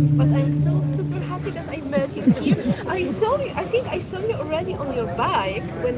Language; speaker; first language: English; non-native, learner; Polish